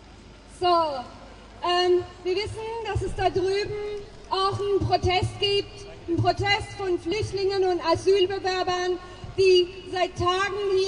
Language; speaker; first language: German; non-native, fluent; Persian